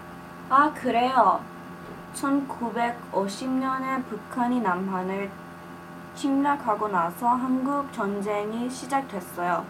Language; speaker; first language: Korean; early bilingual, heritage; English